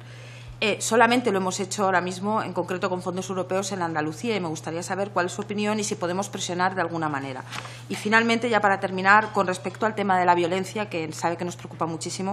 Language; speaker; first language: Spanish; native; Spanish